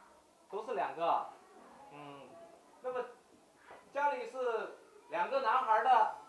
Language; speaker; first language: Chinese; non-native, learner; Korean